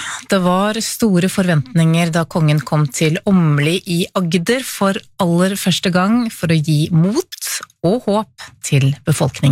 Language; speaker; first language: Norwegian; native; Norwegian